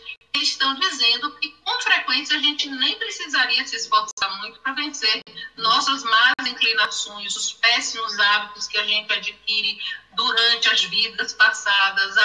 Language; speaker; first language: Portuguese; native; Portuguese